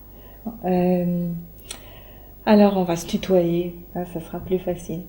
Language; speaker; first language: French; native; French